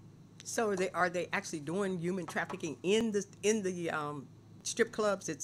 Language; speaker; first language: English; native; English